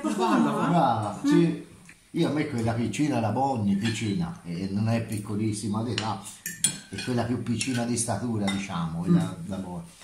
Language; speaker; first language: Italian; native; Italian